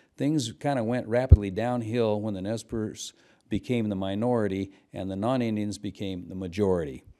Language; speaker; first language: English; native; English